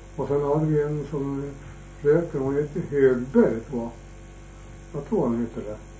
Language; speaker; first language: Swedish; native; Swedish